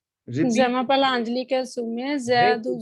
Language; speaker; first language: French; non-native, learner; Hindi